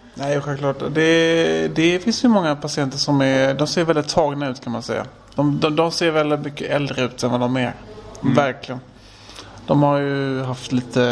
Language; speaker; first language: Swedish; native; Swedish